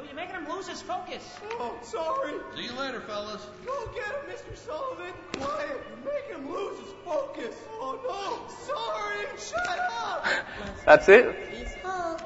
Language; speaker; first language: English; native; English